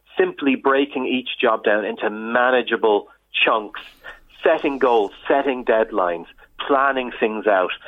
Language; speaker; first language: English; native; English